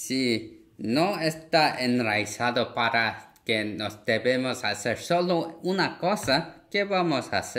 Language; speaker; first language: Spanish; non-native, fluent; Korean